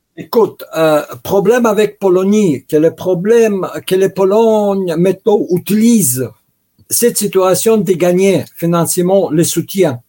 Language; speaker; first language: French; non-native, learner; Russian